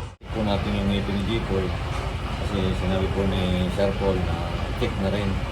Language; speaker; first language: Filipino; native; Filipino